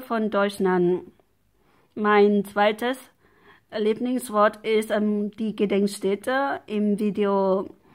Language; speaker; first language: German; non-native, learner; Vietnamese